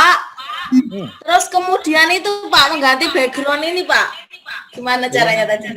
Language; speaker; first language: Indonesian; native; Indonesian